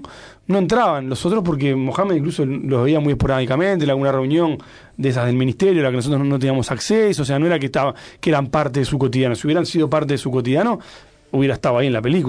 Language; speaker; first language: Spanish; native; Spanish